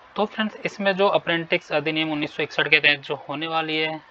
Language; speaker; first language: Hindi; native; Hindi